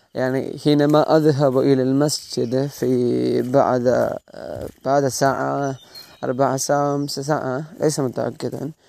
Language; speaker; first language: Arabic; non-native, learner; Malayalam